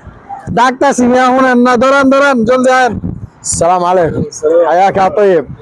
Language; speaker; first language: Arabic; non-native, learner; Bangla